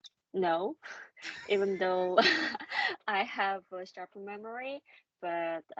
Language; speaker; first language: English; non-native, learner; Korean